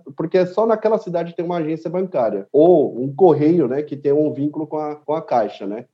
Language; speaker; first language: Portuguese; early bilingual, other home language; Korean